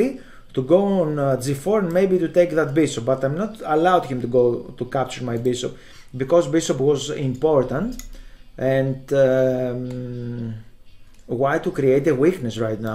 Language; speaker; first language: English; non-native, fluent; Greek